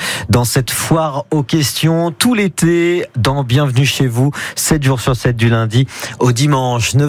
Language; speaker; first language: French; native; French